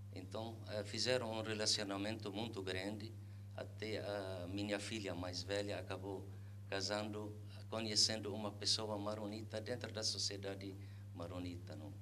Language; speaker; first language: Portuguese; non-native, fluent; Arabic